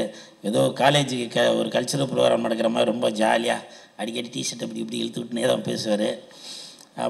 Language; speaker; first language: Tamil; native; Tamil